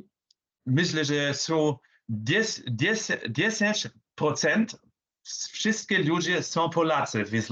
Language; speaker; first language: Polish; non-native, learner; German